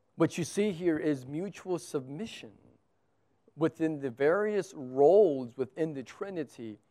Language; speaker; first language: English; native; English